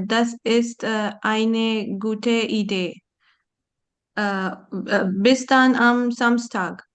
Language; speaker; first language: German; non-native, learner; Urdu